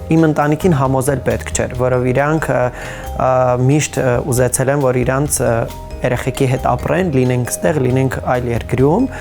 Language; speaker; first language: Armenian; native; Armenian